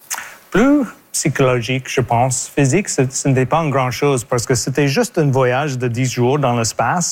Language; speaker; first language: French; non-native, local second language; English